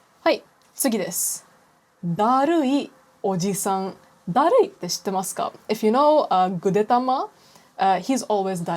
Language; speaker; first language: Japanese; non-native, fluent; English